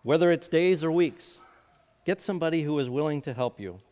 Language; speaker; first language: English; native; English